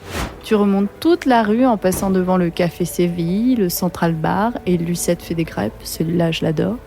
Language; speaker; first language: French; native; French